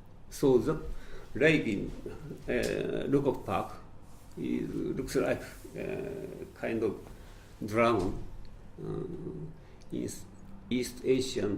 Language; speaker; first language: English; non-native, fluent; Japanese